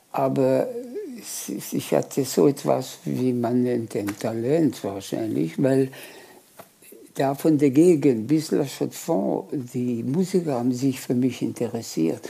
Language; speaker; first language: German; non-native, local second language; French